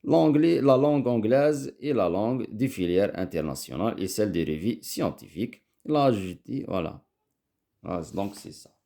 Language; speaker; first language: French; non-native, local second language; Arabic